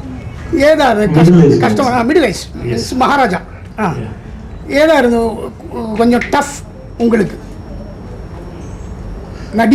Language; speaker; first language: Tamil; non-native, learner; Malayalam